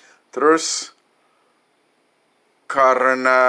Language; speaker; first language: Indonesian; non-native, fluent; English